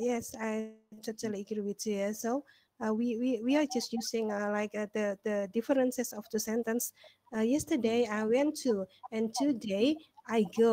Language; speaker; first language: English; non-native, learner; Indonesian